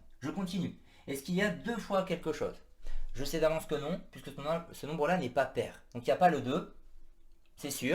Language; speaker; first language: French; native; French